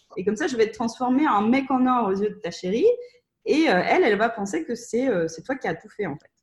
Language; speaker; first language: French; non-native, fluent; Russian